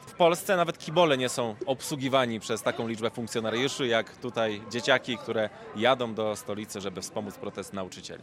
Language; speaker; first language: Polish; native; Polish